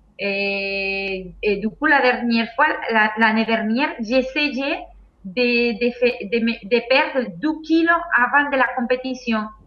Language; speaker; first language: French; non-native, fluent; Spanish